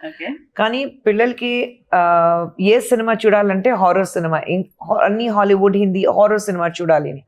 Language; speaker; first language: Telugu; non-native, local second language; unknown